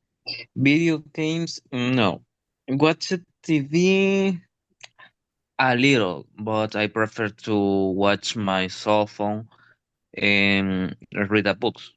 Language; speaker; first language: English; non-native, learner; Spanish